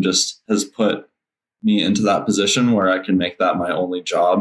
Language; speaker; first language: English; native; English